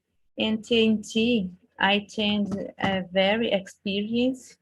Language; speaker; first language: English; non-native, learner; Portuguese